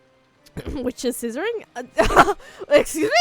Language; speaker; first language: English; native; English